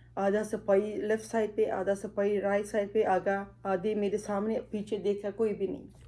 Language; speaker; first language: Urdu; non-native, fluent; Pashto